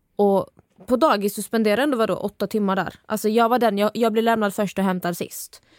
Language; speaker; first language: Swedish; native; Swedish